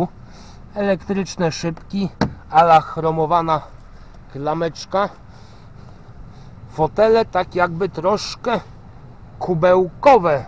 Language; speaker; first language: Polish; native; Polish